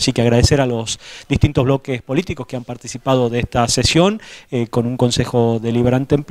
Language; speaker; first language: Spanish; native; Spanish